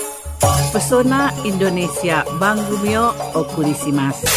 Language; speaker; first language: Japanese; non-native, fluent; Indonesian